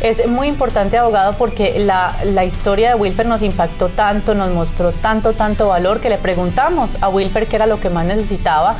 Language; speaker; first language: Spanish; native; Spanish